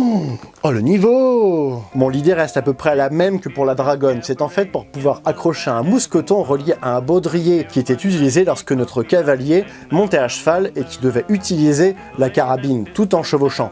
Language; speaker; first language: French; native; French